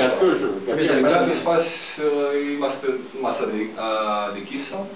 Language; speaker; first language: Greek; non-native, fluent; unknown